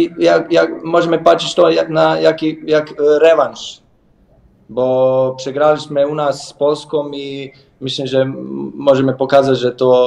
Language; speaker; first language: Polish; non-native, learner; Bosnian